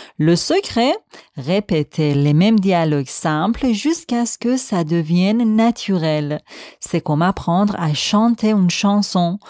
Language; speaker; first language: French; non-native, fluent; Persian